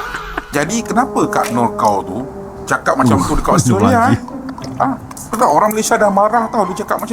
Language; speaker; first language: Malay; native; Malay